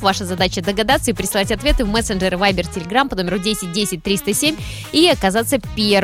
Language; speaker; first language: Russian; native; Russian